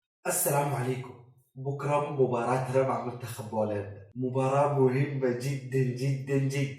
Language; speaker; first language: Arabic; native; Arabic